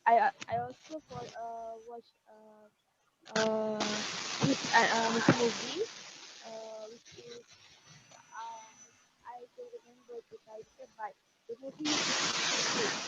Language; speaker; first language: English; non-native, learner; Malay